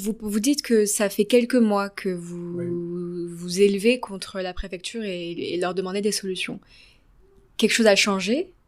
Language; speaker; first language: French; native; French